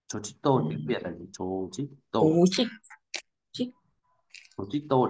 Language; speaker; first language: Korean; non-native, fluent; Vietnamese